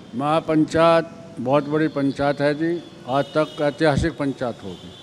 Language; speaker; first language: Hindi; native; Hindi